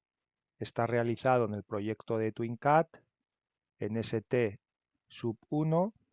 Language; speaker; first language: Spanish; native; Spanish